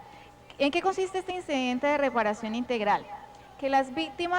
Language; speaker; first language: Spanish; native; Spanish